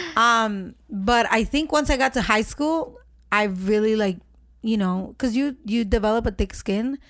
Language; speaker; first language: English; early bilingual, other home language; Spanish